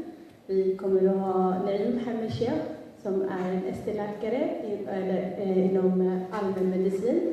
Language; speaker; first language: Swedish; early bilingual, other home language; Somali